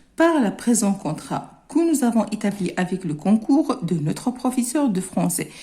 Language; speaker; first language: French; non-native, local second language; Arabic